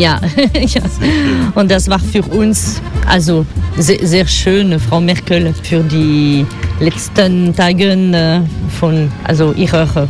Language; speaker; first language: German; non-native, fluent; French